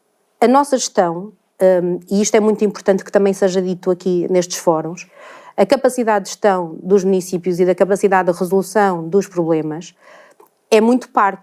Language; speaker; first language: Portuguese; native; Portuguese